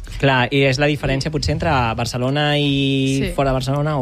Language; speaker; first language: Catalan; native; Catalan